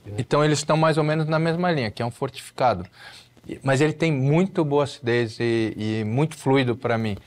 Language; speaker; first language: Portuguese; native; Portuguese